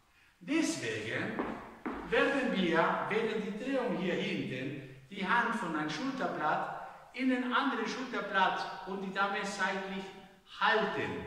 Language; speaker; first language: German; non-native, fluent; Spanish